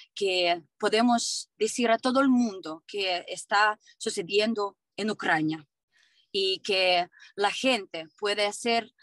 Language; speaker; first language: Spanish; non-native, learner; Ukrainian